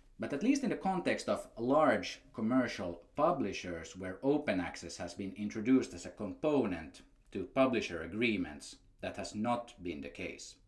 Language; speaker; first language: English; non-native, fluent; Finnish